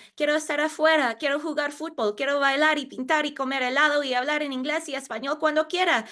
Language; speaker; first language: Spanish; early bilingual, other home language; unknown